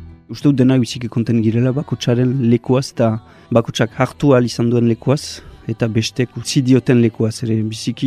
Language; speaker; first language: Basque; native; Basque